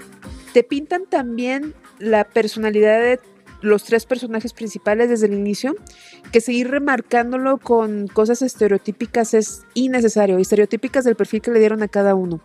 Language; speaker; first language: Spanish; native; Spanish